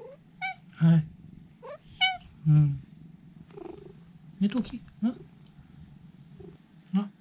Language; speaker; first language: Japanese; native; Japanese